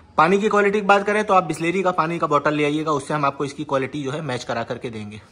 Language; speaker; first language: Hindi; native; Hindi